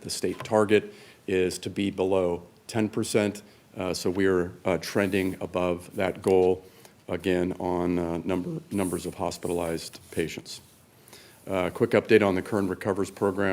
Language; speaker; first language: English; native; English